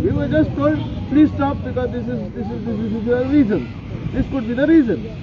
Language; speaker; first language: English; non-native, local second language; Konkani